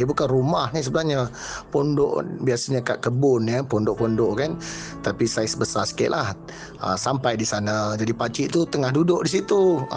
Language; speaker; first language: Malay; non-native, local second language; Tamil